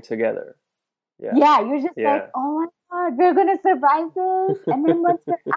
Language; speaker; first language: English; non-native, local second language; Hindi